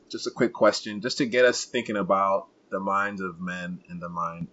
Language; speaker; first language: English; non-native, local second language; Kinyarwanda